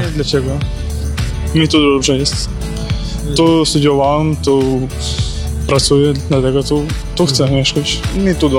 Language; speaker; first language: Polish; non-native, learner; Ukrainian